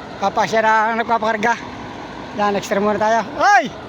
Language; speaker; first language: Filipino; native; Filipino